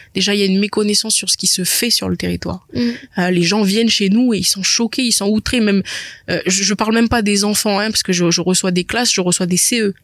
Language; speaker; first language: French; native; French